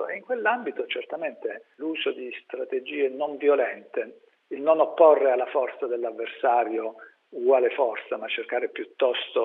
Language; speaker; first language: Italian; native; Italian